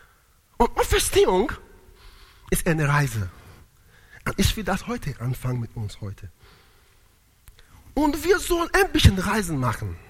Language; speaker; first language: German; non-native, learner; Italian